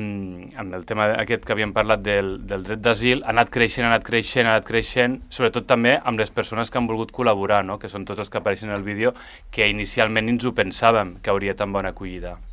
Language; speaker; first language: Catalan; native; Catalan